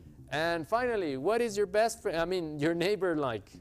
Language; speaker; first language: English; non-native, fluent; Spanish